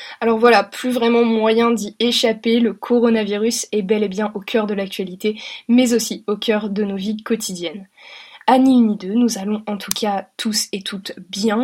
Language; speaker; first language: French; native; French